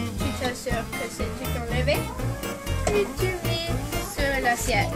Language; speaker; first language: French; non-native, learner; English